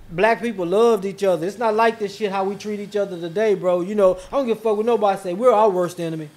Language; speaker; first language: English; native; English